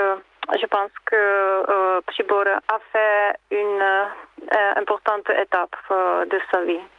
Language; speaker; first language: French; non-native, learner; Czech